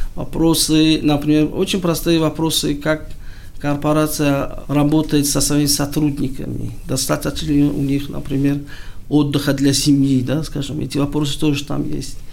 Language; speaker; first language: Russian; non-native, local second language; Tajik